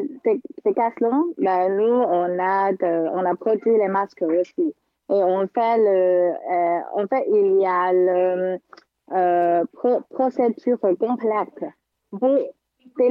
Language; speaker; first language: French; non-native, fluent; Chinese